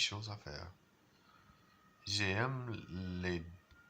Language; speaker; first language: French; non-native, learner; English